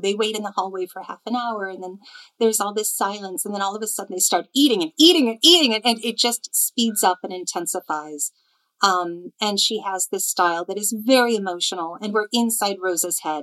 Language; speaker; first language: English; native; English